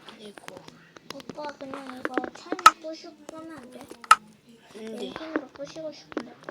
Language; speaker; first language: Korean; native; Korean